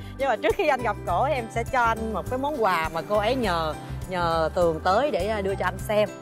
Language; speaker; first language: Vietnamese; native; Vietnamese